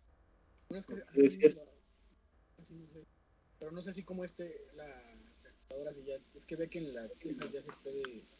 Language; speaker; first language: Spanish; native; Spanish